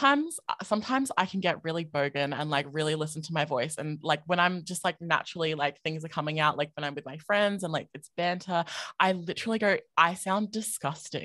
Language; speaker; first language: English; native; English